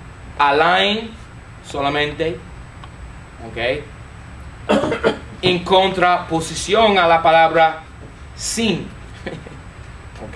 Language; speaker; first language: Spanish; non-native, fluent; English